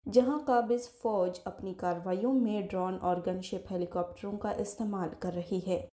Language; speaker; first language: Urdu; non-native, local second language; Baluchi